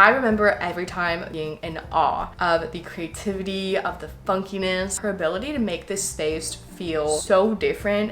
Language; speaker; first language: English; native; English